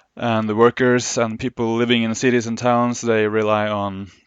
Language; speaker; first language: English; non-native, fluent; Norwegian